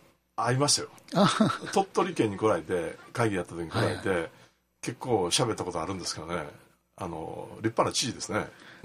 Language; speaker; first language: Japanese; native; Japanese